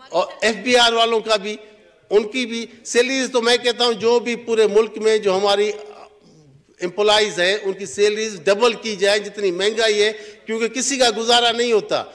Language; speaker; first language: Urdu; non-native, local second language; Sindhi